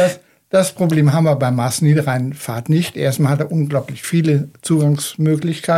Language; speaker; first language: German; native; German